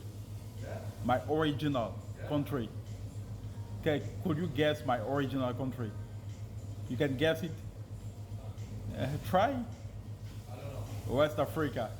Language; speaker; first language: English; non-native, learner; French